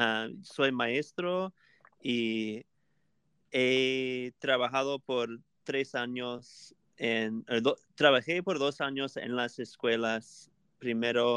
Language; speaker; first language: Spanish; non-native, fluent; English